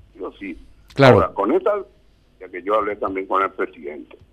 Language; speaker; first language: Spanish; native; Spanish